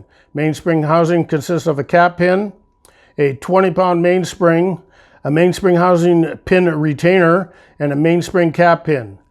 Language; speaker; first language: English; native; English